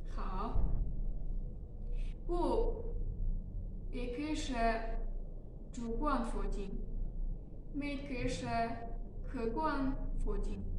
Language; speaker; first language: Chinese; non-native, learner; Tajik